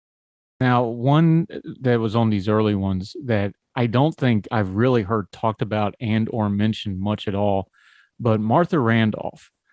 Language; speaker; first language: English; native; English